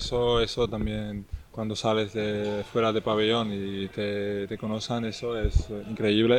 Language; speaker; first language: Spanish; non-native, fluent; Georgian